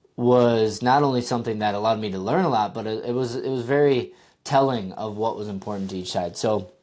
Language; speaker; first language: English; native; English